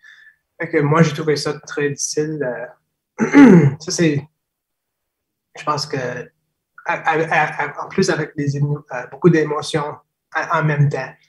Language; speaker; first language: French; non-native, fluent; English